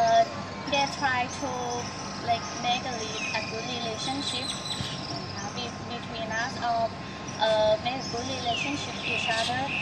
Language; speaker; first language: English; non-native, learner; Thai